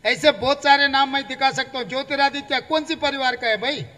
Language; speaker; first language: Hindi; non-native, local second language; Telugu